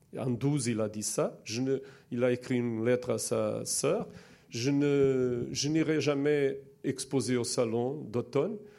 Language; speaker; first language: French; non-native, fluent; Portuguese